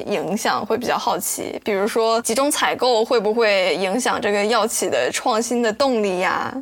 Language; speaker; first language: Chinese; native; Chinese